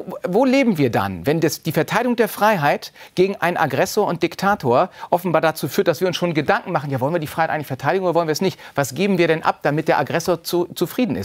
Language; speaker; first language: German; native; German